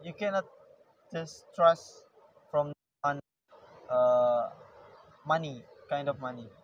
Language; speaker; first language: English; non-native, learner; Indonesian